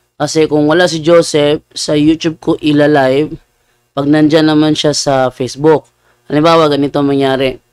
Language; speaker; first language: Filipino; native; Filipino